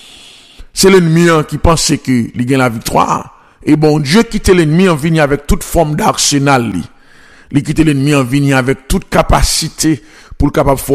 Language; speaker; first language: French; non-native, local second language; Haitian Creole